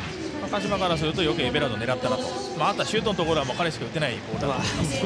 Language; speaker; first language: Japanese; native; Japanese